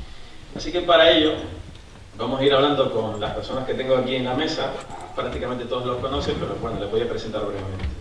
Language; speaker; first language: Spanish; native; Spanish